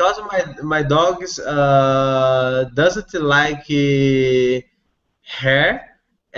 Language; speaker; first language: English; non-native, learner; Portuguese